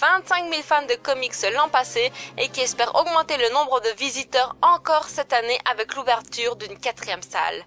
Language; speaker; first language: French; native; French